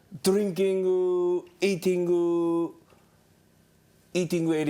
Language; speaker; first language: English; non-native, learner; Japanese